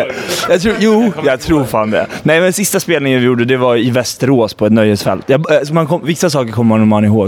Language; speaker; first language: Swedish; native; Swedish